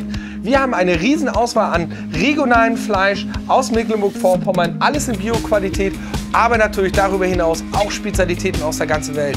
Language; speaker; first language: German; native; German